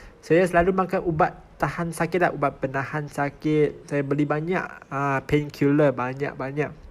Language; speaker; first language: Malay; non-native, local second language; Chinese